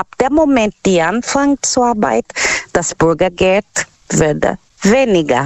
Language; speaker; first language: German; non-native, learner; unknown